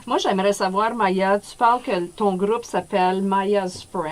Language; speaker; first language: French; native; French